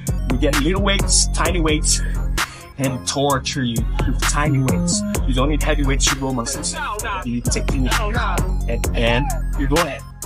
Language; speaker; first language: English; non-native, fluent; Portuguese